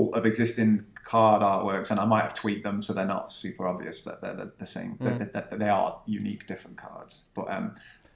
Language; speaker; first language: English; native; English